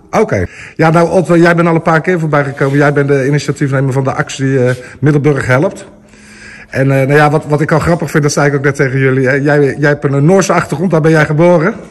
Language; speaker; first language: Dutch; native; Dutch